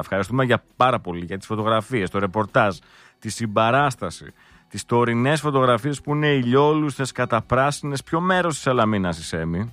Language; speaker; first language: Greek; native; Greek